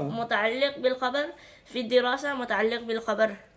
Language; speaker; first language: Arabic; non-native, learner; English